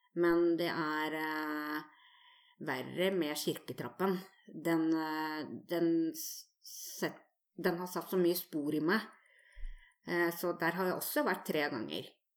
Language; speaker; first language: Norwegian; native; Norwegian